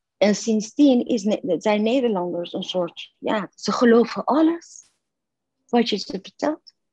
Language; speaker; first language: Dutch; non-native, fluent; Persian